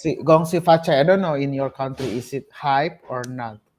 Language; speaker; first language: English; non-native, learner; Indonesian